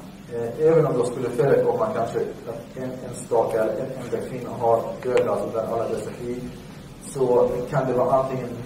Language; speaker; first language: Swedish; early bilingual, other home language; Arabic